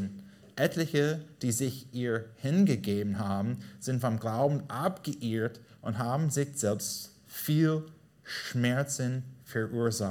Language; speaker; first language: German; non-native, fluent; English